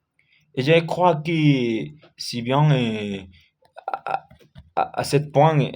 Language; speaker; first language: French; non-native, learner; Spanish